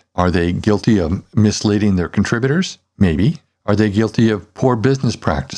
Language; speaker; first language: English; native; English